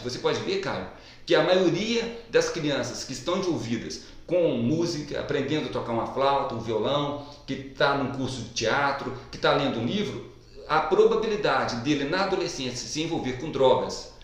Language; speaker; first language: Portuguese; native; Portuguese